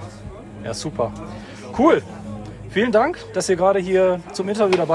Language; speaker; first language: German; native; German